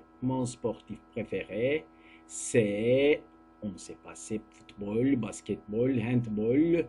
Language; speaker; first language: French; non-native, fluent; Turkish